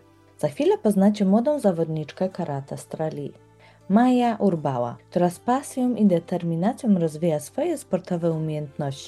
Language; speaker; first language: Polish; native; Polish